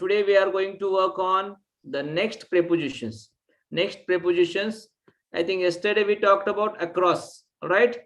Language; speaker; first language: English; non-native, fluent; Marathi